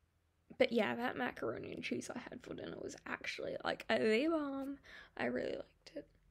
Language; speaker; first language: English; native; English